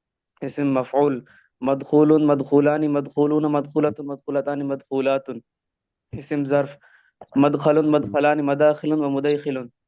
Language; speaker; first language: Arabic; non-native, learner; Urdu